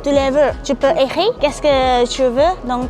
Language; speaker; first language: French; non-native, learner; Thai